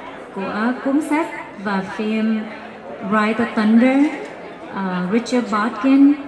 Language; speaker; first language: Vietnamese; early bilingual, heritage; Vietnamese